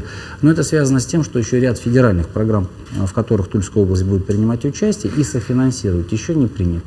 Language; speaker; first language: Russian; native; Russian